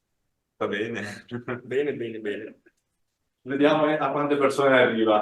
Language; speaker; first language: Italian; native; Italian